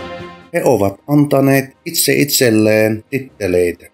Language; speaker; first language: Finnish; non-native, fluent; Turkish